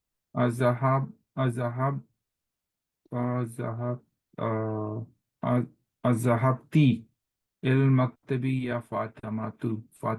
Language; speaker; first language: Arabic; non-native, learner; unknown